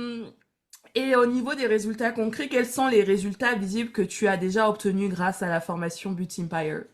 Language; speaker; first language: French; native; French